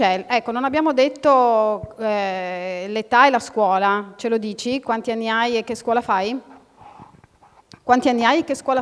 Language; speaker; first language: Italian; native; Italian